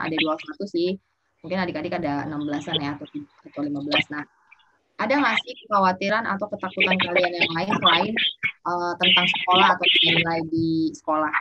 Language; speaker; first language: Indonesian; native; Indonesian